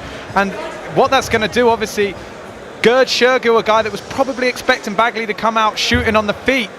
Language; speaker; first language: English; native; English